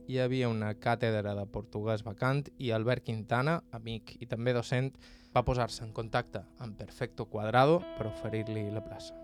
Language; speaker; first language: Catalan; native; Catalan